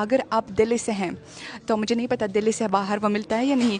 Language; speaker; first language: Hindi; non-native, fluent; Russian